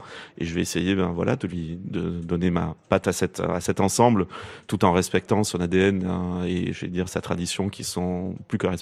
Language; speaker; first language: French; native; French